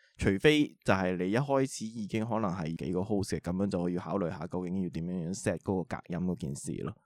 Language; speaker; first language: Cantonese; native; Cantonese